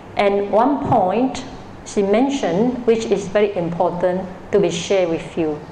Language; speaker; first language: English; non-native, local second language; Chinese